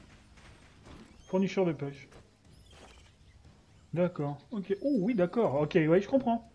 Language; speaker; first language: French; native; French